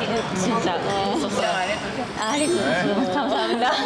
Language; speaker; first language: Korean; non-native, learner; Japanese